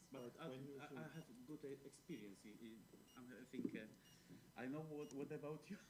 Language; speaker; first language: English; non-native, learner; Polish